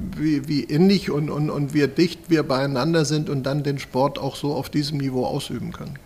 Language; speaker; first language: German; native; German